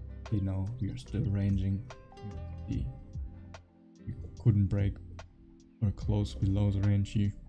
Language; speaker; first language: English; non-native, fluent; German